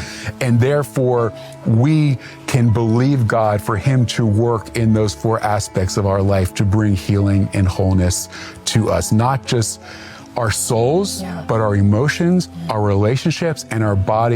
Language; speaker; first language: English; native; English